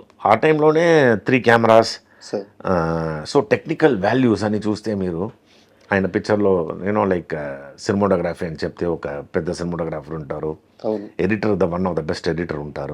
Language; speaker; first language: Telugu; non-native, fluent; Tamil